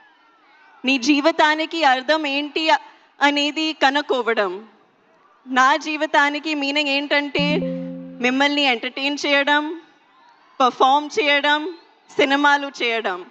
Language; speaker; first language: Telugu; non-native, local second language; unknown